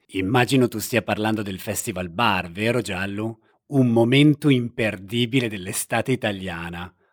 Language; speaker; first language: Italian; native; Italian